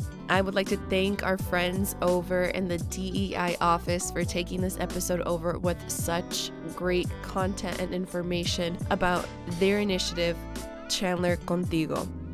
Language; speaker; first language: English; early bilingual, other home language; Spanish